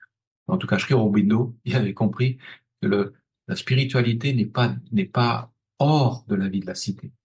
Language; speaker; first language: French; native; French